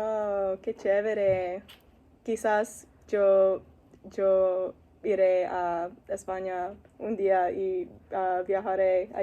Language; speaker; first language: Spanish; non-native, learner; English